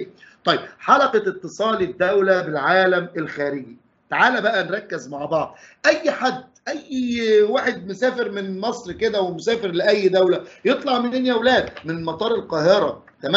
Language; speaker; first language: Arabic; native; Arabic